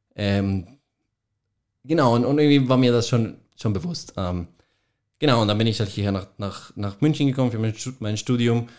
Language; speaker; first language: German; non-native, fluent; Spanish